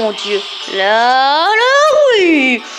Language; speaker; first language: French; native; French